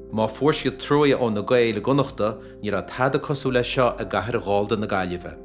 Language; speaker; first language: Irish; native; Irish